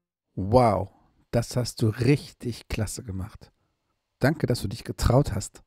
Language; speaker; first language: German; native; German